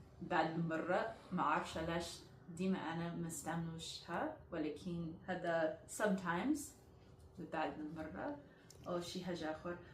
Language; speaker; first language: Arabic; non-native, learner; English